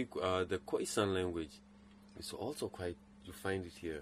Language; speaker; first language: English; non-native, local second language; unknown